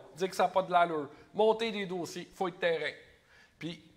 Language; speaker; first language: French; native; French